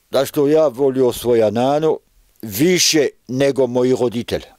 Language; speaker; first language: Serbian; non-native, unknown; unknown